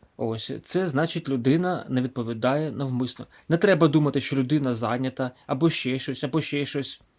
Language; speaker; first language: Ukrainian; non-native, local second language; Russian